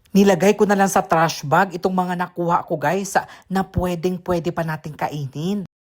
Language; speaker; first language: Filipino; native; Filipino